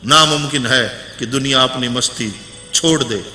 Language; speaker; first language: Hindi; non-native, local second language; Gujarati